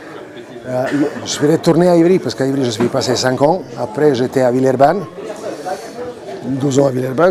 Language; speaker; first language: French; non-native, fluent; Croatian